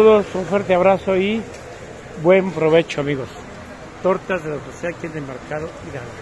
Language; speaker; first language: Spanish; native; Spanish